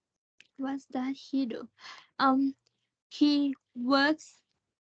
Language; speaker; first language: English; non-native, learner; Thai